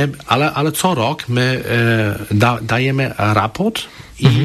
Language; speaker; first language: Polish; non-native, learner; Chinese